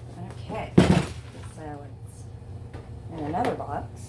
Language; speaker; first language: English; native; English